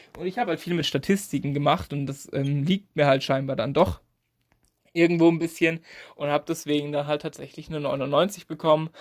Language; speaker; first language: German; native; German